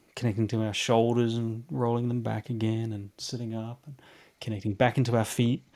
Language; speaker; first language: English; native; English